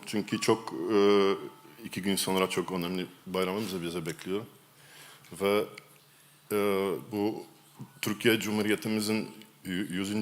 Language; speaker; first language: Turkish; non-native, learner; Polish